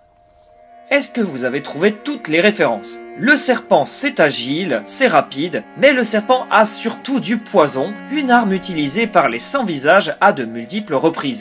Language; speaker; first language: French; native; French